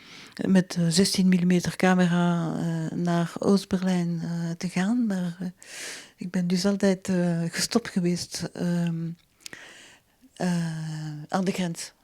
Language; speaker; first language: Dutch; non-native, local second language; French